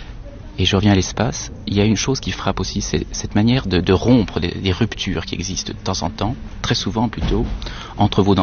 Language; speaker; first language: French; native; French